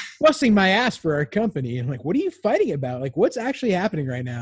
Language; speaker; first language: English; native; English